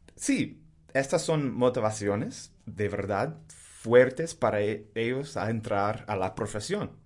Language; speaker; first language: Spanish; non-native, fluent; English